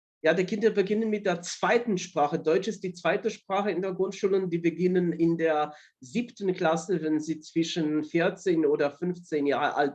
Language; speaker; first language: German; non-native, fluent; Polish